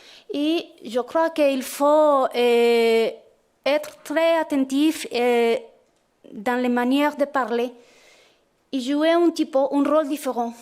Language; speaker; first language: French; non-native, fluent; Spanish